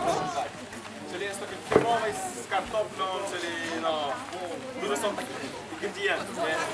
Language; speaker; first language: Polish; non-native, learner; Ukrainian